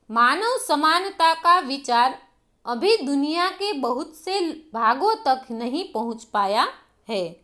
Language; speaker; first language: Hindi; non-native, local second language; Gujarati